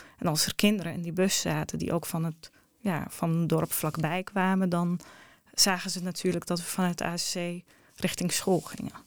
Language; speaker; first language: Dutch; early bilingual, other home language; Arabic